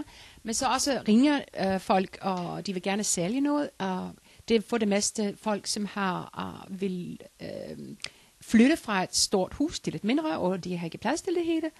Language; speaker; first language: Danish; non-native, learner; Icelandic